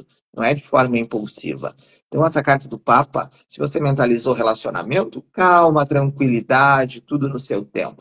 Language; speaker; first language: Portuguese; native; Portuguese